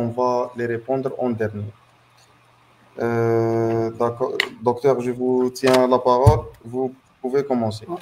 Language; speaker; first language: French; non-native, local second language; Arabic